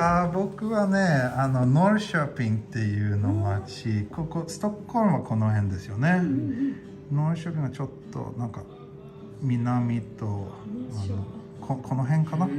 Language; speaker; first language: Japanese; non-native, fluent; Swedish